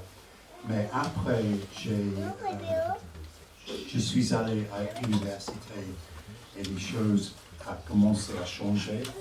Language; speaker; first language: French; non-native, learner; English